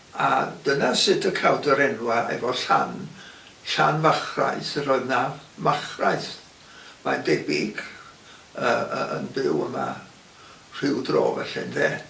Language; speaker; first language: Welsh; native; Welsh